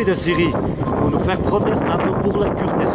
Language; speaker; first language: French; non-native, learner; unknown